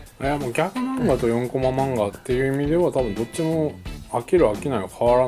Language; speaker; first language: Japanese; native; Japanese